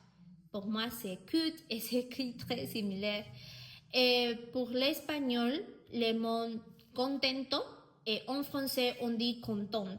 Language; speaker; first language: French; non-native, learner; Spanish